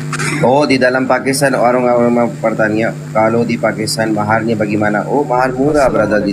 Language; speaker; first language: Indonesian; non-native, learner; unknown